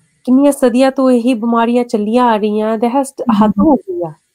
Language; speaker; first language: Punjabi; early bilingual, heritage; Punjabi